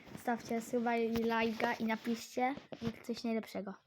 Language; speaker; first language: Polish; native; Polish